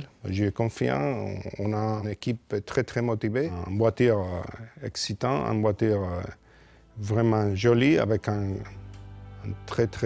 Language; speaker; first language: French; non-native, fluent; Spanish